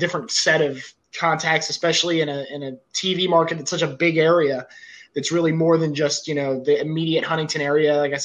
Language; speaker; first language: English; native; English